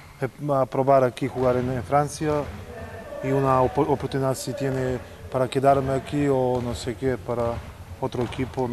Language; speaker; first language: Spanish; non-native, learner; Serbian